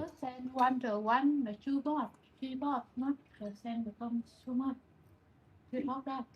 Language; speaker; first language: English; non-native, learner; Vietnamese